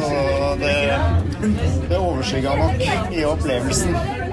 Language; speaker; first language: Norwegian; native; Norwegian